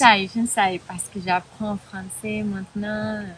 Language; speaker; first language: French; non-native, learner; Spanish